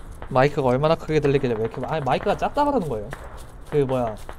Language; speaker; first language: Korean; native; Korean